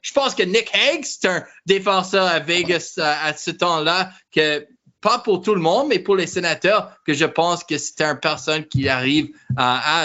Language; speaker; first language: French; non-native, learner; English